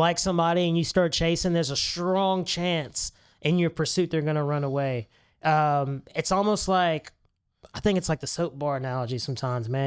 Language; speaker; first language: English; native; English